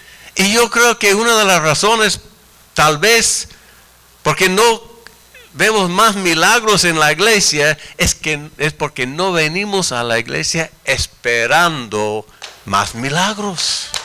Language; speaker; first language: Spanish; non-native, fluent; English